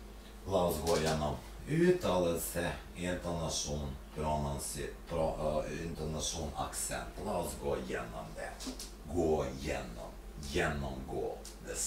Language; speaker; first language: Norwegian; non-native, fluent; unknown